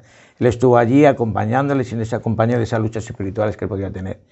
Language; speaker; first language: Spanish; native; Spanish